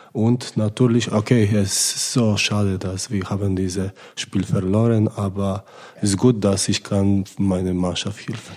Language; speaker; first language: German; non-native, learner; Polish